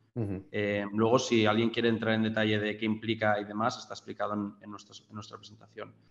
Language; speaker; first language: Spanish; native; Spanish